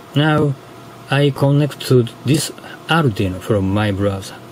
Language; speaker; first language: English; non-native, learner; Japanese